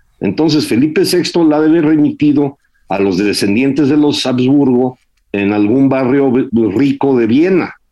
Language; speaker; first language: Spanish; early bilingual, heritage; Spanish